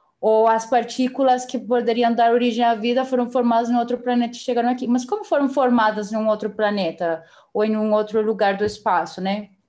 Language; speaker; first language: Portuguese; non-native, fluent; Spanish